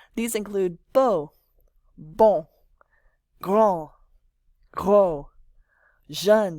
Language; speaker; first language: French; non-native, fluent; English